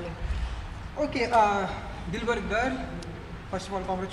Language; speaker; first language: Hindi; native; Hindi